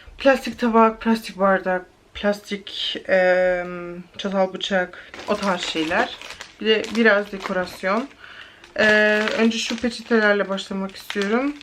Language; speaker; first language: Turkish; early bilingual, heritage; Turkish